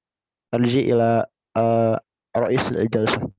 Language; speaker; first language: Arabic; non-native, learner; Indonesian